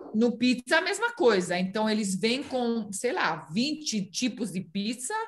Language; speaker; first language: Portuguese; non-native, fluent; Romanian